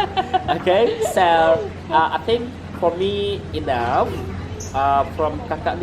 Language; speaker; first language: English; non-native, fluent; Indonesian